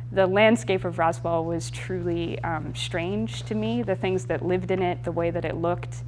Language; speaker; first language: English; native; English